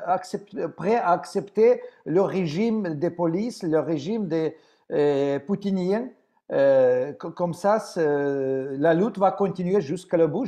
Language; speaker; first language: French; non-native, fluent; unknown